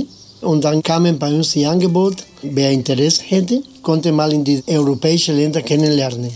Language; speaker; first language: German; non-native, learner; Spanish